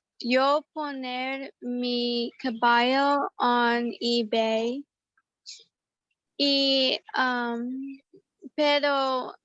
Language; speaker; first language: Spanish; non-native, learner; English